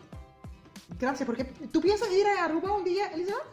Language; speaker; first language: Spanish; non-native, fluent; Papiamento